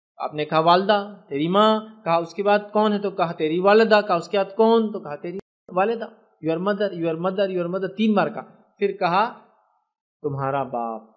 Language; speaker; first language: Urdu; native; Urdu